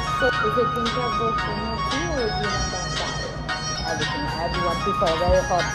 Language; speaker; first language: English; non-native, local second language; Tibetan